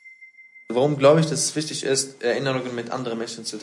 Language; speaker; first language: German; non-native, fluent; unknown